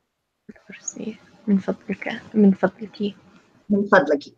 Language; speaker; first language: Arabic; non-native, learner; English